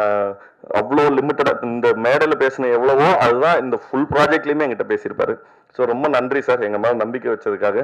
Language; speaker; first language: Tamil; native; Tamil